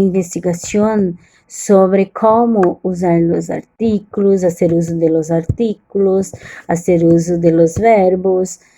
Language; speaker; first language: Spanish; non-native, learner; Portuguese